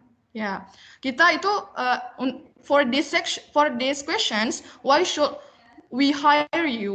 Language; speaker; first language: English; non-native, learner; Indonesian